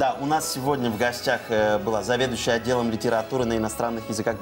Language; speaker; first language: Russian; native; Russian